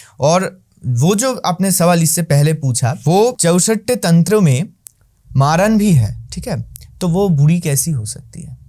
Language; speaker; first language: Hindi; non-native, local second language; Bangla